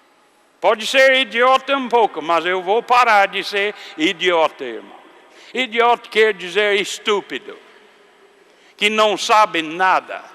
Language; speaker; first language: Portuguese; non-native, fluent; English